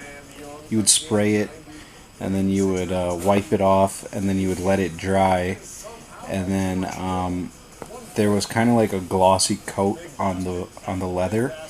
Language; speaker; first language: English; native; English